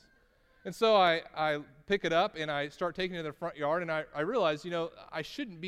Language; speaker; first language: English; native; English